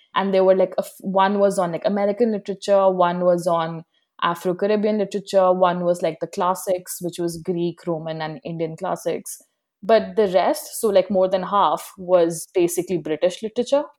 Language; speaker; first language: English; non-native, local second language; Hindi